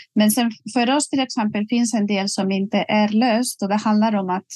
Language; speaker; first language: Swedish; non-native, fluent; Spanish